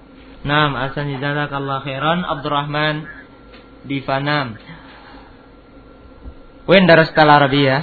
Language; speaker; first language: Arabic; non-native, fluent; Indonesian